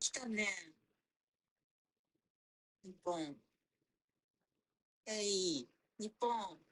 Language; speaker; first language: Japanese; non-native, learner; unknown